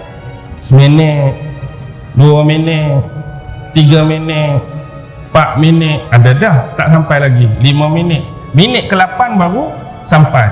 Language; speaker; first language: Malay; native; Malay